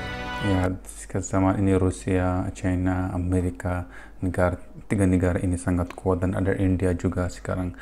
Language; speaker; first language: Indonesian; non-native, fluent; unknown